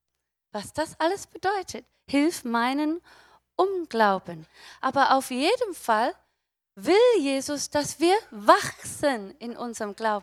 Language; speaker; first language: German; non-native, fluent; English